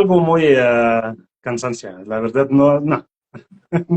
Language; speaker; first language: Spanish; non-native, learner; Arabic